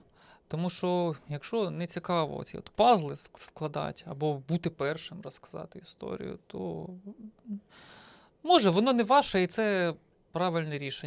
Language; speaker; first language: Ukrainian; native; Ukrainian